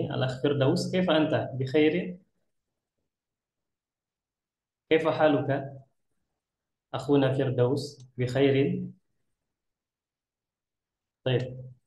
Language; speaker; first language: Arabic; non-native, fluent; Indonesian